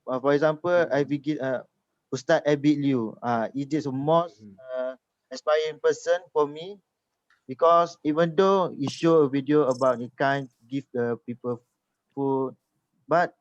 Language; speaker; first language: English; non-native, local second language; Malay